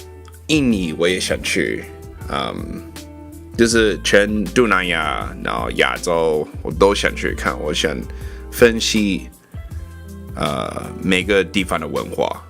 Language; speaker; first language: Chinese; non-native, learner; English